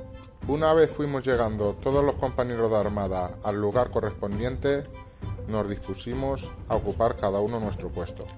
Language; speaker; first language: Spanish; native; Spanish